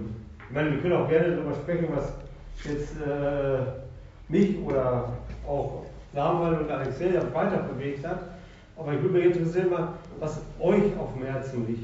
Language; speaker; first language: German; native; German